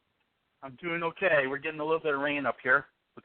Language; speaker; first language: English; native; English